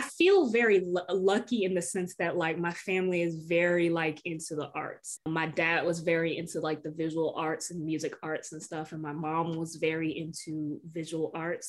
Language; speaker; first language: English; native; English